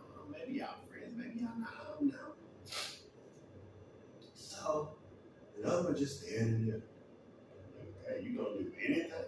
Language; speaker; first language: English; native; English